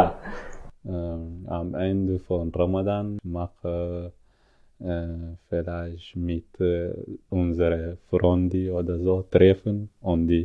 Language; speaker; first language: German; non-native, learner; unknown